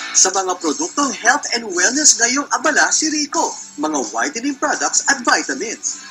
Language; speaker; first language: Filipino; native; Filipino